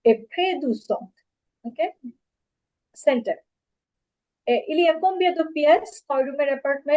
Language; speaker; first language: French; non-native, fluent; Bangla